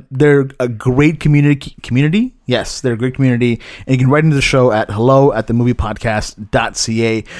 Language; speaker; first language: English; early bilingual, other home language; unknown